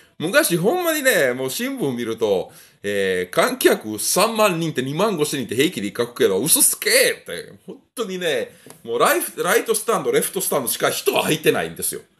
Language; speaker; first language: Japanese; non-native, fluent; Italian